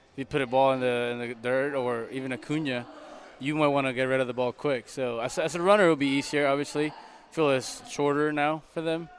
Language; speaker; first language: English; non-native, fluent; Spanish